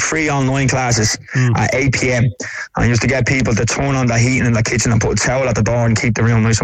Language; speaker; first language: English; native; English